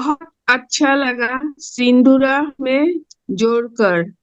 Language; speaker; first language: Hindi; non-native, local second language; Assamese